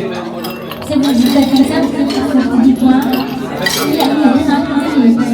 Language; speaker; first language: French; non-native, learner; Vietnamese